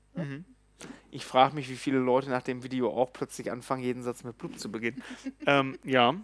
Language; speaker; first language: German; native; German